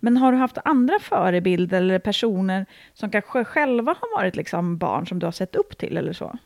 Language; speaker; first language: Swedish; native; Swedish